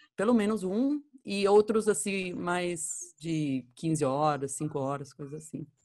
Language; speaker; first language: Portuguese; non-native, fluent; English